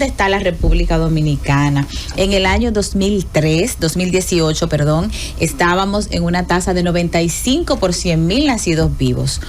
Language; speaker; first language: Spanish; native; Spanish